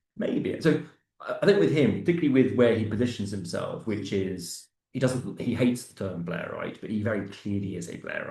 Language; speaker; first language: English; native; English